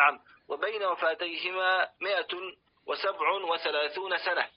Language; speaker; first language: Arabic; native; Arabic